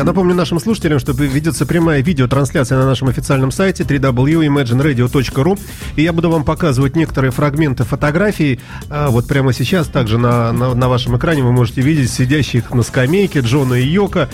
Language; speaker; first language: Russian; native; Russian